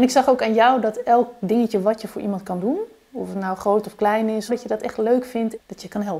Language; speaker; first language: Dutch; native; Dutch